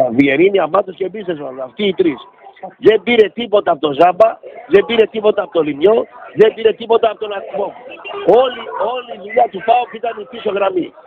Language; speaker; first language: Greek; native; Greek